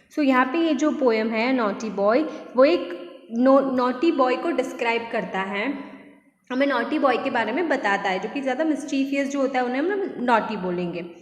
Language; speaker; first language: Hindi; non-native, local second language; Gujarati